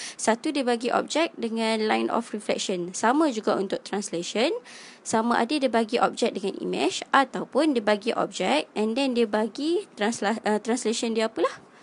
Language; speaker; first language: Malay; native; Malay